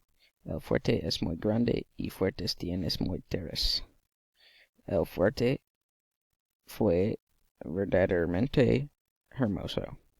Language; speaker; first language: Spanish; non-native, learner; English